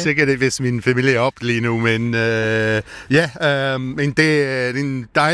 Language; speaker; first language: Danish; non-native, learner; English